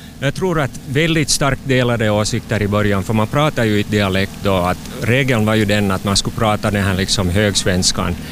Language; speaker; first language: Swedish; native; Swedish